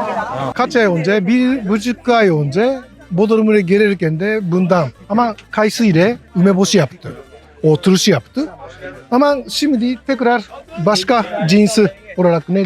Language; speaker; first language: Turkish; non-native, learner; Japanese